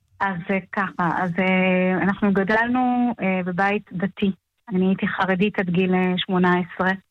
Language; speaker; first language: Hebrew; early bilingual, other home language; Amharic